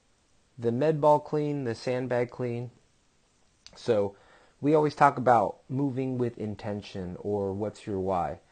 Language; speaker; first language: English; native; English